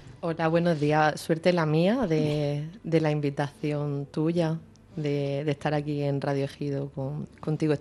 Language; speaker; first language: Spanish; native; Spanish